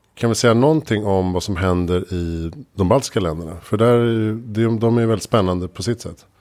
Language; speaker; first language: Swedish; native; Swedish